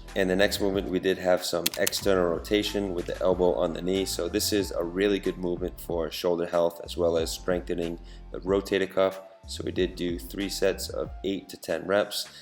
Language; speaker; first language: English; native; English